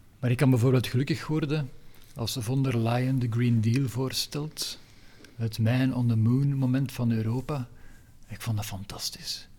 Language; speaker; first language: Dutch; native; Dutch